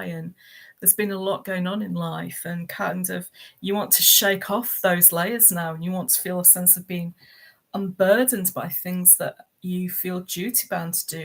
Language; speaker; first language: English; native; English